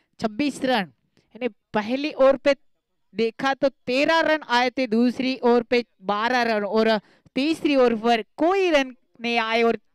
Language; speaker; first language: Hindi; non-native, local second language; Marathi